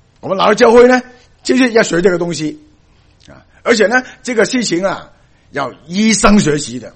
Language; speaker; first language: Chinese; non-native, local second language; Cantonese